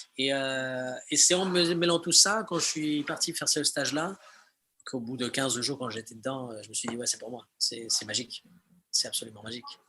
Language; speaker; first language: French; early bilingual, heritage; French